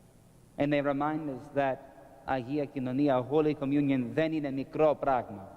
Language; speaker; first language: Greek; non-native, learner; English